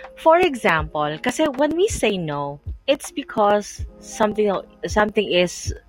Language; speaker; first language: English; non-native, local second language; Filipino